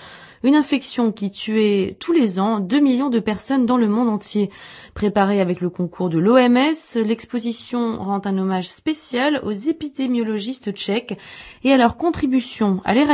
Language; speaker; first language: French; native; French